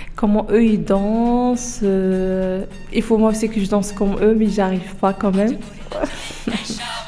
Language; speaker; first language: French; non-native, local second language; Arabic